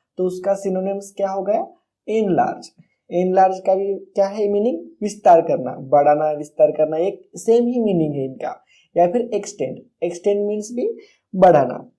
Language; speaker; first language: Hindi; non-native, local second language; Marathi